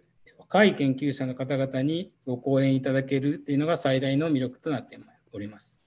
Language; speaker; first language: Japanese; native; Japanese